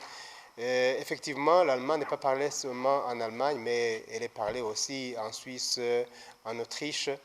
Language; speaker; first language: French; non-native, local second language; Rundi